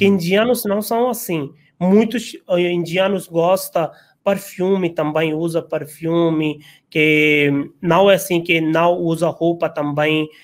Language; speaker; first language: Portuguese; non-native, learner; Hindi